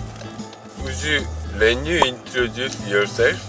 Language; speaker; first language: English; non-native, learner; Korean